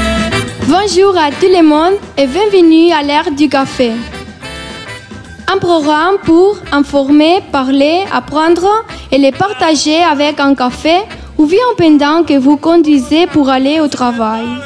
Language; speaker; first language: French; non-native, learner; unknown